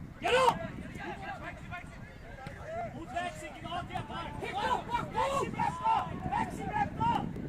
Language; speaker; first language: German; native; German